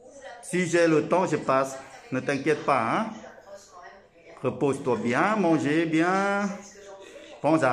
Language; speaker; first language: French; non-native, learner; Thai